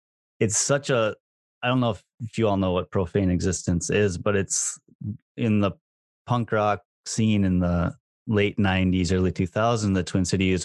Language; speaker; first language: English; native; English